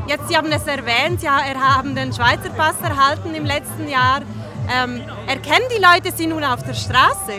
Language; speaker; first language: German; native; German